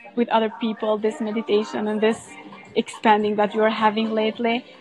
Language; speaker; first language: English; non-native, fluent; Albanian